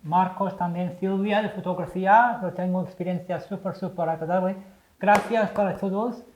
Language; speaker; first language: Spanish; non-native, learner; English